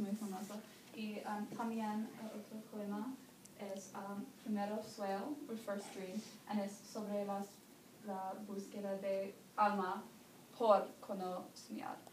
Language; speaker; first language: Spanish; non-native, learner; English